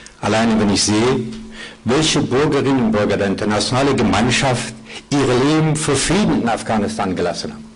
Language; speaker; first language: German; non-native, fluent; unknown